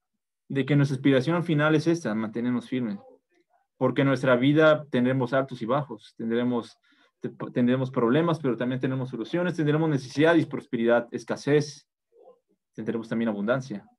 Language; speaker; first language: Spanish; native; Spanish